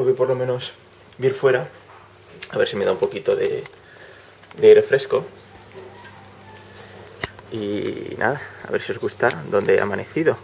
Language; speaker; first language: Spanish; native; Spanish